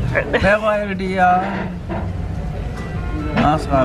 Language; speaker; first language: Spanish; non-native, learner; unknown